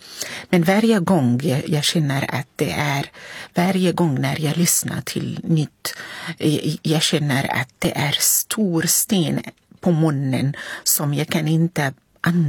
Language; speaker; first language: Swedish; non-native, learner; Arabic